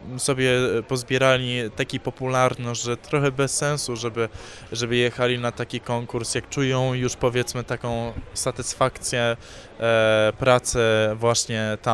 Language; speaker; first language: Polish; early bilingual, heritage; English